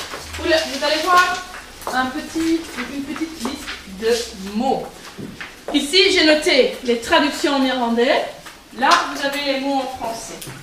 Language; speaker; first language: French; non-native, local second language; Dutch